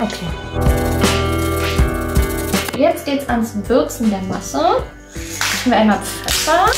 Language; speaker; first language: German; native; German